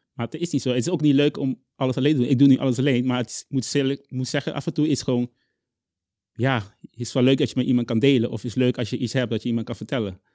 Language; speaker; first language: Dutch; non-native, local second language; Papiamento